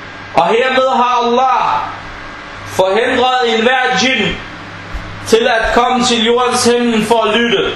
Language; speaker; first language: Danish; non-native, fluent; Arabic